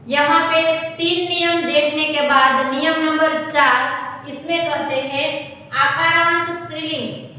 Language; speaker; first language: Hindi; non-native, local second language; Gujarati